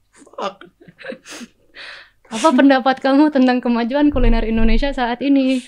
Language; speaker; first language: Indonesian; native; Indonesian